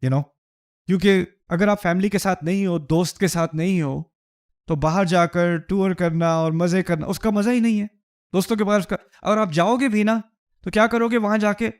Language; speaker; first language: Urdu; early bilingual, heritage; Urdu